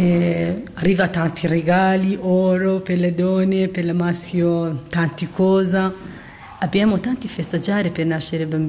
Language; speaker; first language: Italian; non-native, learner; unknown